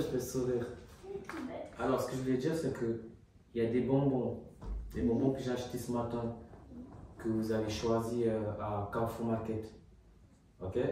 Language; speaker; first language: French; native; French